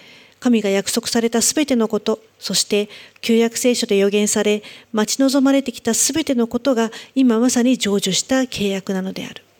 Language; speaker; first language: Japanese; native; Japanese